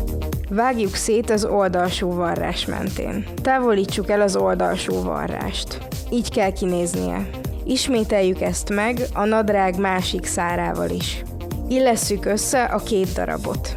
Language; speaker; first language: Hungarian; native; Hungarian